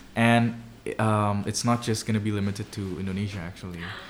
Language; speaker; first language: English; early bilingual, other home language; Indonesian